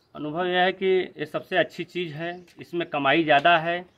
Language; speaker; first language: Hindi; native; Hindi